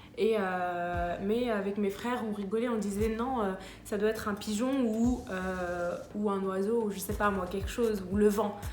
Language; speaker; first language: French; early bilingual, other home language; Arabic